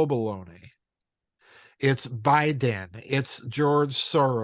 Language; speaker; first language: English; native; English